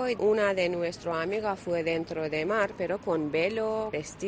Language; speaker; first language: Spanish; non-native, learner; Persian